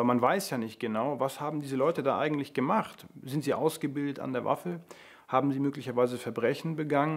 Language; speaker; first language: German; native; German